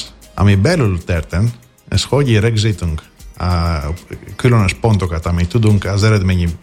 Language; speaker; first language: Hungarian; non-native, fluent; Greek